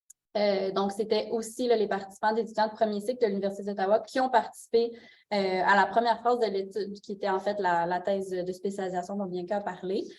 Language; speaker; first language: French; native; French